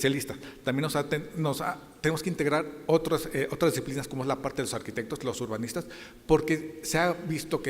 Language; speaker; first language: Spanish; native; Spanish